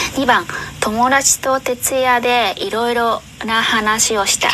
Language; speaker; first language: Japanese; non-native, fluent; Vietnamese